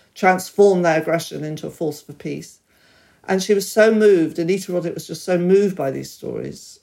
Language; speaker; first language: English; native; English